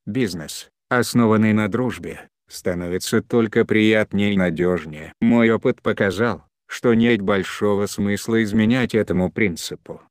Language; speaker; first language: Russian; non-native, local second language; Chechen